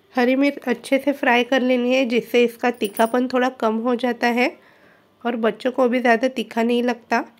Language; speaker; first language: Hindi; non-native, local second language; Marathi